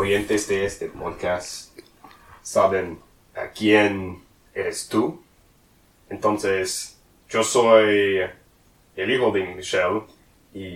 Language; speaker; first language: Spanish; non-native, learner; English